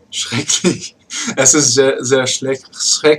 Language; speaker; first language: German; non-native, learner; Chechen